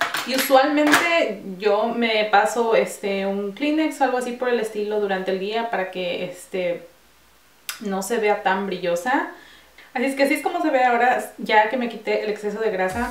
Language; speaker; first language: Spanish; early bilingual, heritage; Spanish